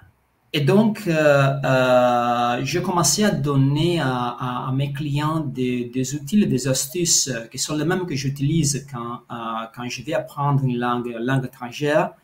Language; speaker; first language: French; non-native, fluent; Italian